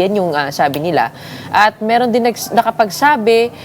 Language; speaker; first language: Filipino; native; Filipino